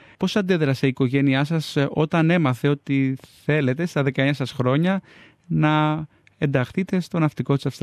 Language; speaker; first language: Greek; native; Greek